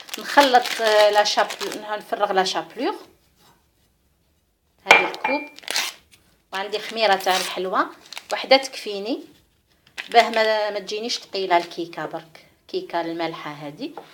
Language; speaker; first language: Arabic; native; Arabic